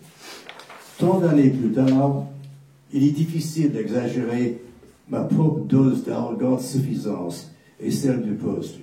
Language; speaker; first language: French; non-native, fluent; English